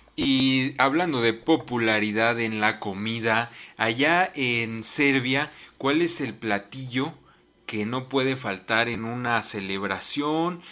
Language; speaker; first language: Spanish; native; Spanish